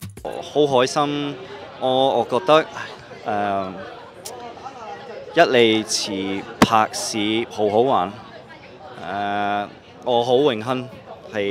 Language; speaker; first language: Cantonese; non-native, local second language; English